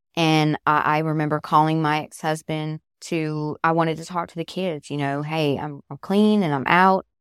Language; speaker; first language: English; native; English